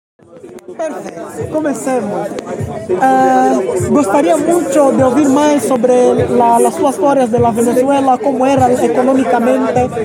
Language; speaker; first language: Spanish; non-native, learner; Portuguese